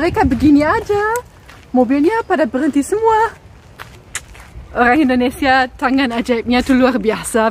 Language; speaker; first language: Indonesian; non-native, fluent; German